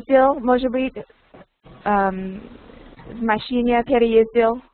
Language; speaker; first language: Russian; non-native, learner; English